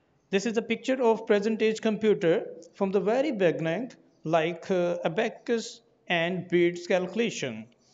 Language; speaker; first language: English; non-native, local second language; Urdu